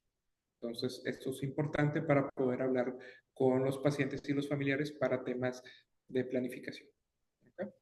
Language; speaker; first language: Spanish; native; Spanish